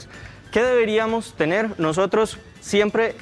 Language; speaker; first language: Spanish; native; Spanish